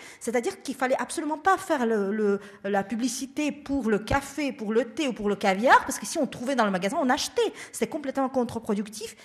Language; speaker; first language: French; non-native, fluent; Russian